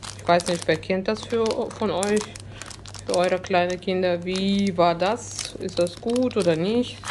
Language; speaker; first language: German; early bilingual, other home language; Russian